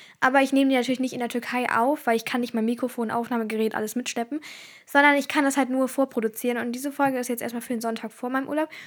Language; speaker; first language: German; early bilingual, other home language; Turkish